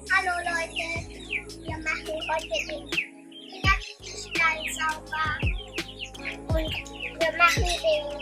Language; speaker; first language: German; early bilingual, heritage; German